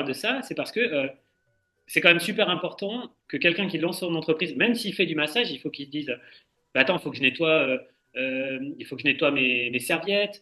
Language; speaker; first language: French; native; French